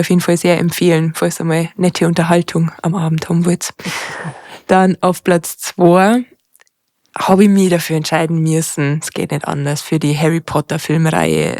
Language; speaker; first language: German; native; German